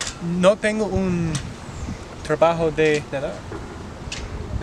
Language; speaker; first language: Spanish; non-native, learner; English